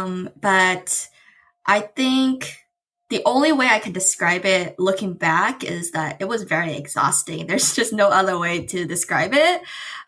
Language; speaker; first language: English; native; English